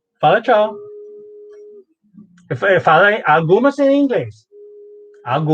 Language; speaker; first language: Portuguese; non-native, learner; English